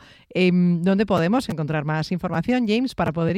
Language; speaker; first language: Spanish; native; Spanish